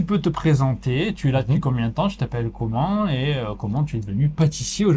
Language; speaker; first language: French; native; French